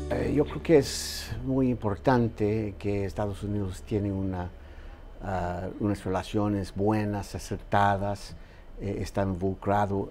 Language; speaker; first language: Spanish; non-native, fluent; English